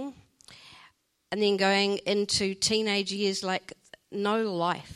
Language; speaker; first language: English; native; English